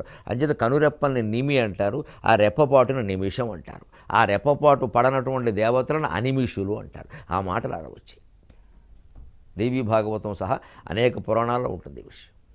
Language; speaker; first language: Telugu; native; Telugu